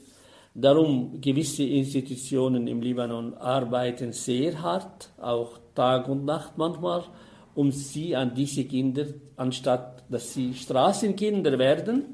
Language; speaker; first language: German; non-native, fluent; Arabic